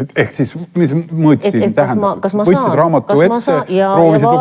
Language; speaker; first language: Estonian; native; Estonian